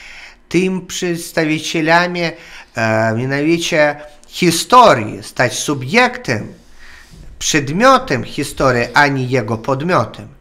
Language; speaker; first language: Polish; non-native, learner; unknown